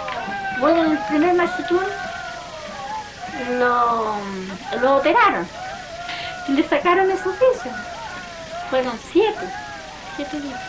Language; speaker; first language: Spanish; native; Spanish